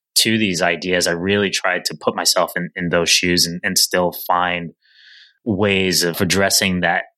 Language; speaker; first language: English; native; English